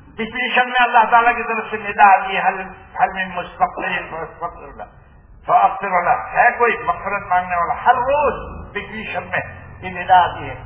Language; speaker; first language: Urdu; non-native, local second language; Gujarati